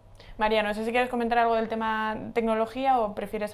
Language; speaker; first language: Spanish; native; Spanish